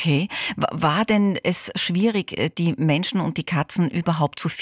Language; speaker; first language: German; native; German